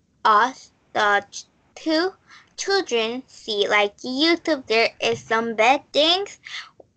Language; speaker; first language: English; non-native, learner; Korean